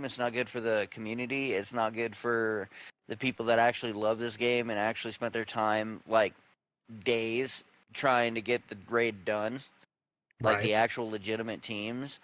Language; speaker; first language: English; native; English